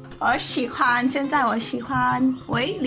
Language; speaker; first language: Chinese; non-native, learner; Thai